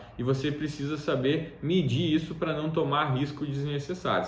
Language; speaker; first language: Portuguese; native; Portuguese